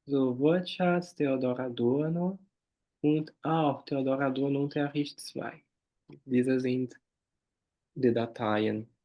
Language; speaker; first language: German; non-native, fluent; Portuguese